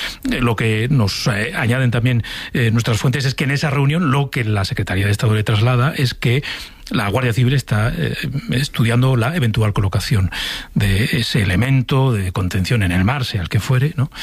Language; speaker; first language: Spanish; native; Spanish